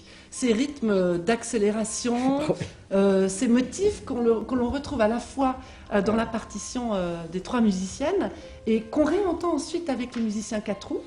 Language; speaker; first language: French; native; French